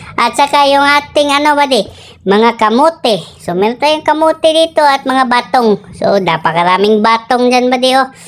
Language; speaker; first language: Filipino; non-native, local second language; Cebuano